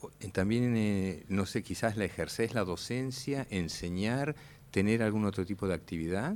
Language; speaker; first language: Spanish; native; Spanish